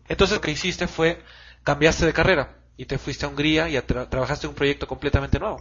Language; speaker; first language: Spanish; native; Spanish